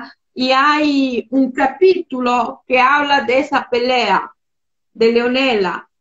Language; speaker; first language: Spanish; non-native, fluent; Italian